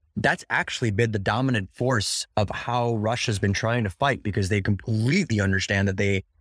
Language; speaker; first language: English; early bilingual, other home language; Russian